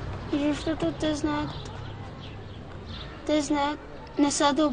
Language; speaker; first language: Bulgarian; non-native, local second language; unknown